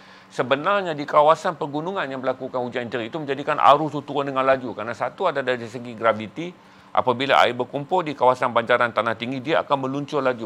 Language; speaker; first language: Malay; native; Malay